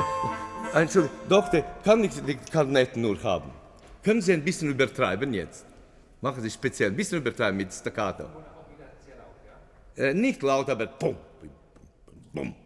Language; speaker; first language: German; non-native, fluent; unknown